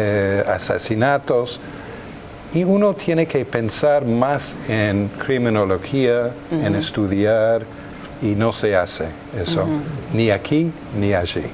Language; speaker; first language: Spanish; non-native, fluent; English